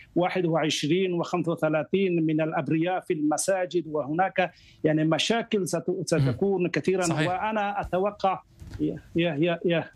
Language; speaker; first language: Arabic; non-native, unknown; Persian